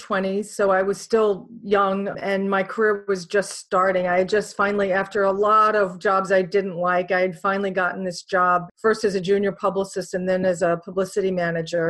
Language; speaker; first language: English; native; English